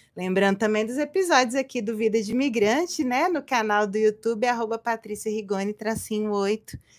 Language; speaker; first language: Portuguese; native; Portuguese